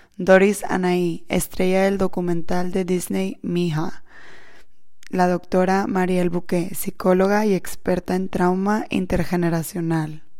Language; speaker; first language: Spanish; early bilingual, heritage; Spanish